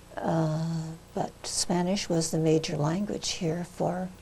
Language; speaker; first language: English; native; English